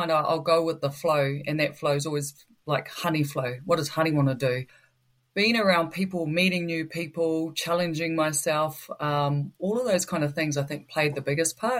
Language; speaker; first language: English; native; English